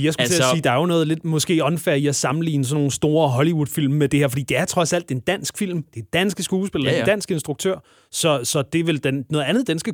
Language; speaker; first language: Danish; native; Danish